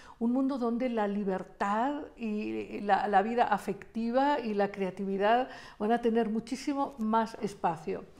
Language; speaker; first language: Spanish; native; Spanish